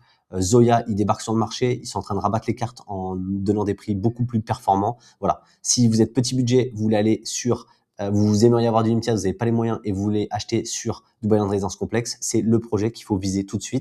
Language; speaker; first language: French; native; French